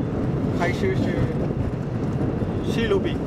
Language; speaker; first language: Chinese; non-native, learner; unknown